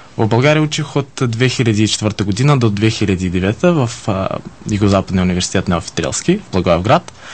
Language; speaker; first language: Bulgarian; early bilingual, heritage; Bulgarian